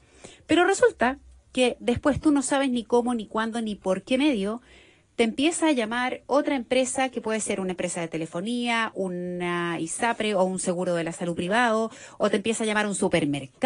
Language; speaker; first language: Spanish; native; Spanish